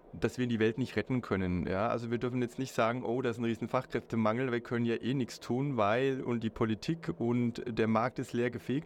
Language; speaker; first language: German; native; German